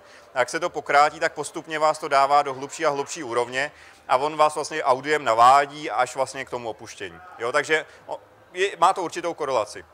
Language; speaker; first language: Czech; native; Czech